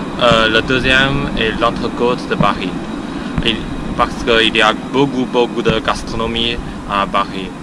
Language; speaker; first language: French; non-native, learner; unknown